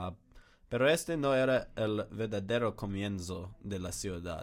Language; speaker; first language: Spanish; non-native, learner; English